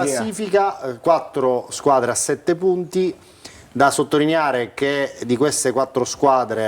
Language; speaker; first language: Italian; native; Italian